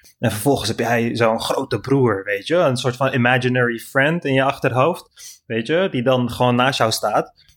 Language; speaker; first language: Dutch; non-native, fluent; Turkish